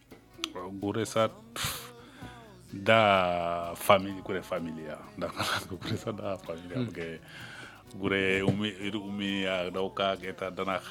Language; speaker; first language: Basque; non-native, learner; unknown